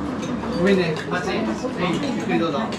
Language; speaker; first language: Japanese; native; Japanese